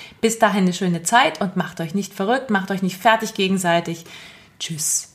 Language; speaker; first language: German; native; German